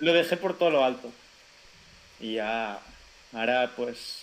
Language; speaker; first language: Spanish; non-native, local second language; Catalan